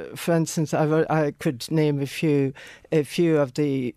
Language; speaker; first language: English; non-native, local second language; Irish